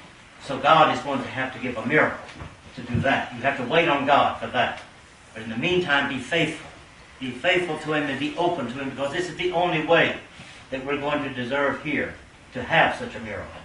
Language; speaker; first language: English; native; English